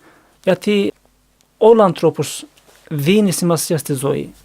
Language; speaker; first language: Greek; non-native, learner; Turkish